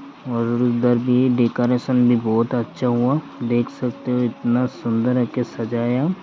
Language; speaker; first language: Hindi; non-native, local second language; Bangla